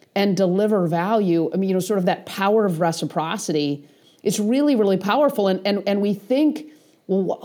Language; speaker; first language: English; native; English